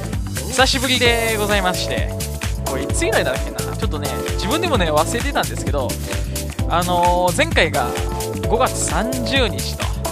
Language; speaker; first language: Japanese; native; Japanese